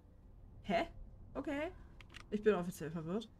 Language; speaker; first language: German; native; German